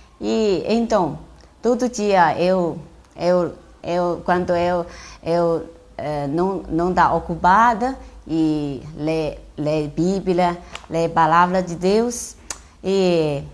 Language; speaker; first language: Portuguese; non-native, learner; Chinese